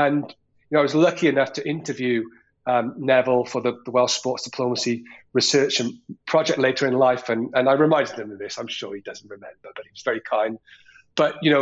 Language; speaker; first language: English; native; English